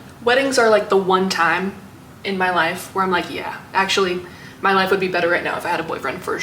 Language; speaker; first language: English; native; English